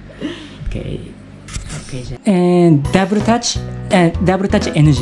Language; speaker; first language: English; non-native, learner; Japanese